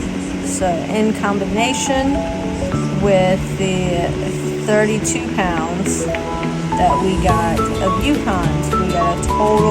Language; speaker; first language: English; native; English